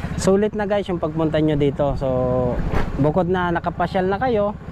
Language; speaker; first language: Filipino; non-native, local second language; Bikol